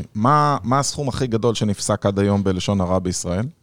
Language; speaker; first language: Hebrew; native; Hebrew